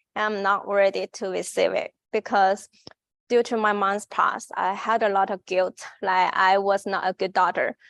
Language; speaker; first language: English; non-native, fluent; Chinese